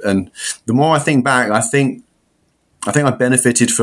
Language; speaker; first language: English; native; English